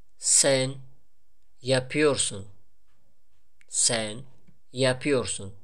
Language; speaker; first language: Turkish; non-native, fluent; Tajik